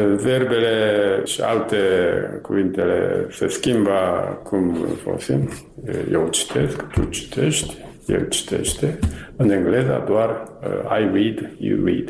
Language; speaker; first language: Romanian; non-native, fluent; Japanese